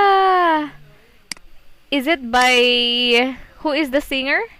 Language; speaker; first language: English; non-native, fluent; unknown